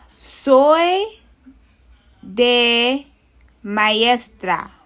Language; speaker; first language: Spanish; non-native, learner; English